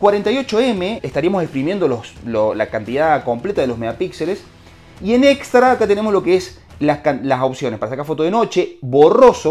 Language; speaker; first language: Spanish; native; Spanish